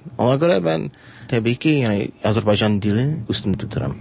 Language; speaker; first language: Turkish; non-native, fluent; English